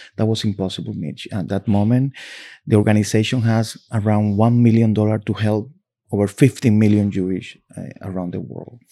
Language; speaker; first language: English; non-native, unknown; Spanish